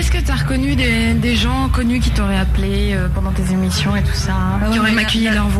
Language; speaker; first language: French; native; French